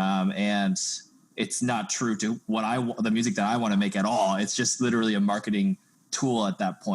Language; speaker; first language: English; native; English